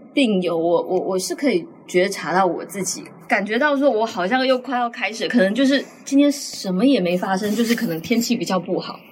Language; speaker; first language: Chinese; native; Chinese